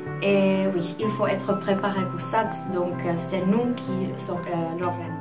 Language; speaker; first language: French; non-native, fluent; Czech